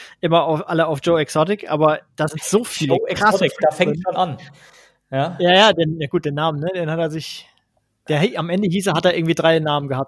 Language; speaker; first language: German; native; German